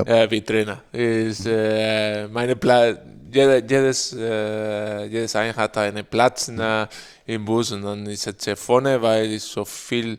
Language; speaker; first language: German; non-native, learner; Spanish